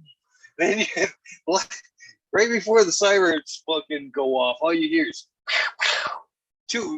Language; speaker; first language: English; native; English